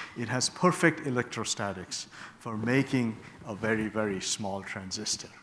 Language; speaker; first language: English; non-native, local second language; Bangla